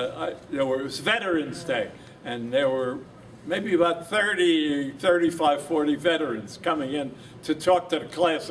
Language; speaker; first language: English; native; English